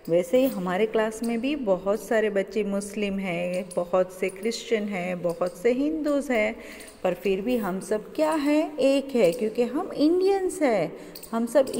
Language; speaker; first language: Hindi; non-native, local second language; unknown